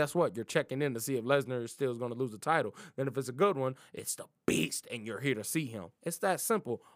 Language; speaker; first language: English; native; English